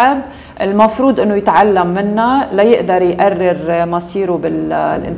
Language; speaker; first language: Arabic; native; Arabic